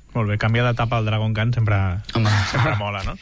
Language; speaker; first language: Catalan; native; Catalan